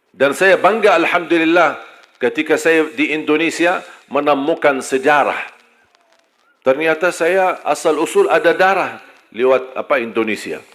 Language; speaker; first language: Malay; non-native, fluent; Arabic